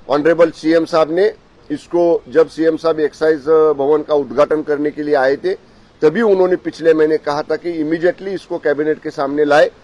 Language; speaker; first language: Hindi; non-native, local second language; Marathi